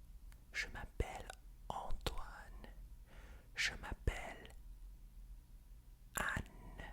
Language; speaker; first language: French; non-native, fluent; English